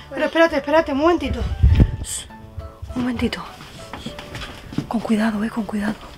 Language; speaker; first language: Spanish; native; Spanish